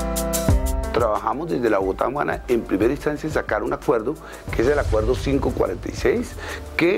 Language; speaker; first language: Spanish; native; Spanish